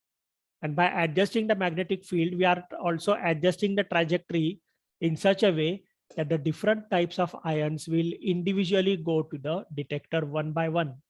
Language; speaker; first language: English; non-native, local second language; Marathi